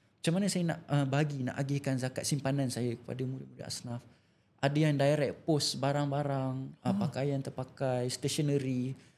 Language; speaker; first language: Malay; native; Malay